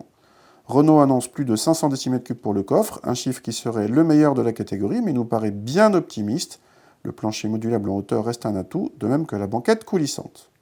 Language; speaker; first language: French; native; French